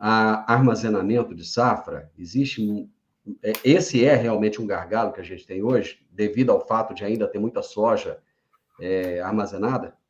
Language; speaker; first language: Portuguese; native; Portuguese